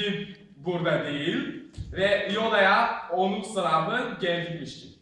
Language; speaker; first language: Turkish; non-native, learner; Bulgarian